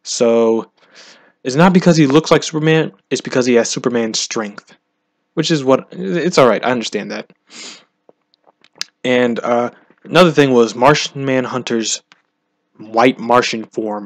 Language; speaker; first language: English; native; English